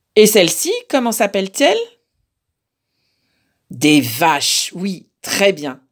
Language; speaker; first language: French; native; French